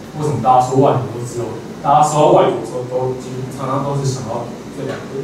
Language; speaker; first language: Chinese; native; Chinese